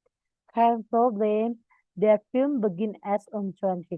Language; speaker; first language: German; non-native, fluent; Indonesian